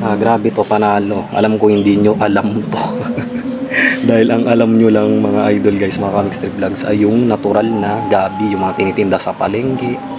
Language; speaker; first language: Filipino; native; Filipino